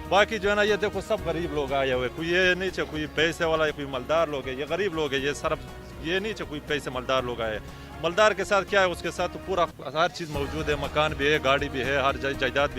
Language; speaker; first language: Hindi; non-native, local second language; Pashto